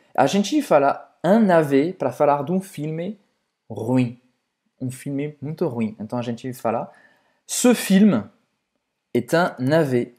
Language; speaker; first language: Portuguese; non-native, fluent; French